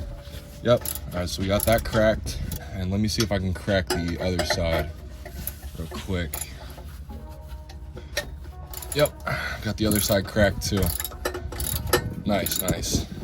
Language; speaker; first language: English; native; English